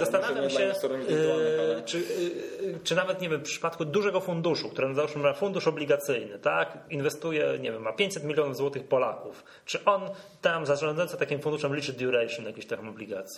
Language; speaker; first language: Polish; native; Polish